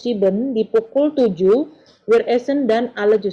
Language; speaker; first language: German; non-native, fluent; Indonesian